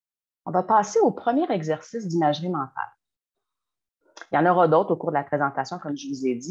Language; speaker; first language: French; native; French